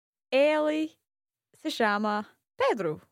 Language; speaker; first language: Portuguese; non-native, learner; English